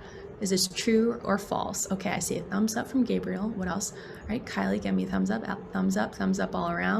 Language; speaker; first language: English; native; English